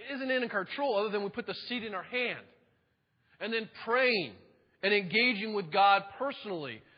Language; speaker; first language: English; native; English